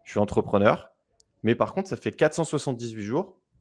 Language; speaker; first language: French; native; French